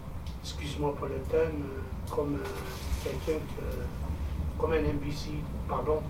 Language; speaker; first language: French; non-native, fluent; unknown